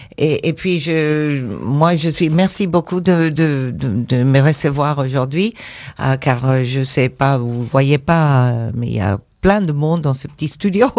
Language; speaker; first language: French; non-native, fluent; English